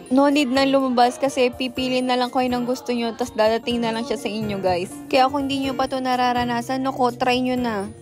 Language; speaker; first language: Filipino; native; Filipino